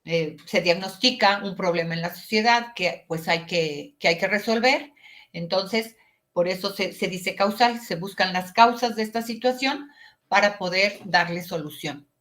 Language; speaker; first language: Spanish; native; Spanish